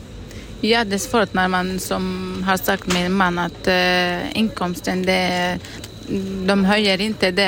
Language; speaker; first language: Swedish; non-native, learner; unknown